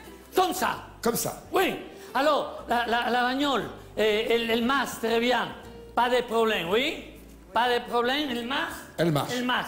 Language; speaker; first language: French; non-native, learner; Spanish